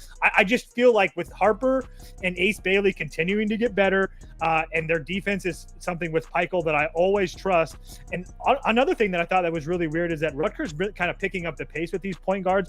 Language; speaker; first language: English; native; English